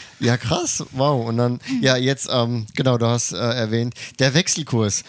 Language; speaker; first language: German; native; German